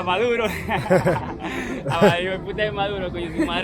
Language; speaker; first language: Spanish; native; Spanish